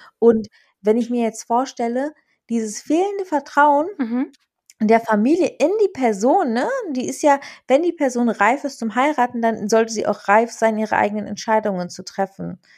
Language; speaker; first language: German; early bilingual, other home language; Arabic